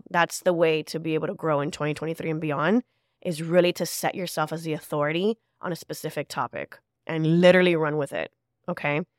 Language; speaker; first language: English; early bilingual, other home language; Spanish